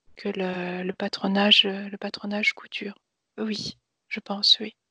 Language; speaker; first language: French; native; French